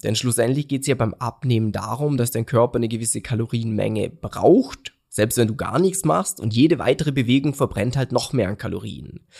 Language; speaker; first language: German; native; German